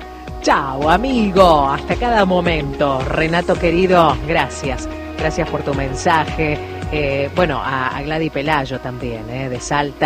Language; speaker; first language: Spanish; native; Spanish